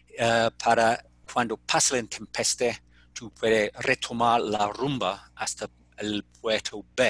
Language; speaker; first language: Spanish; non-native, fluent; English